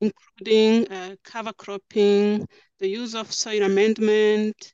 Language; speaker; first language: English; non-native, local second language; Kinyarwanda